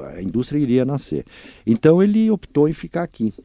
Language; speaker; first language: Portuguese; early bilingual, other home language; Dutch